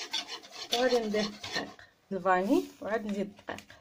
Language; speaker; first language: Arabic; native; Arabic